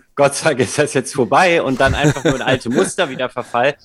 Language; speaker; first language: German; native; German